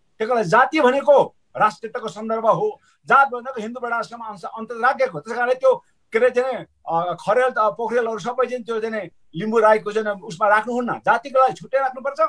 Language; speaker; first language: Nepali; non-native, local second language; Sherpa